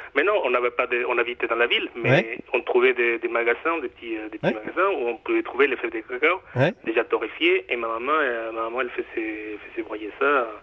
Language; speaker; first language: French; non-native, fluent; Spanish